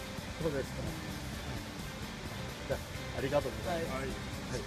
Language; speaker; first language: Japanese; non-native, learner; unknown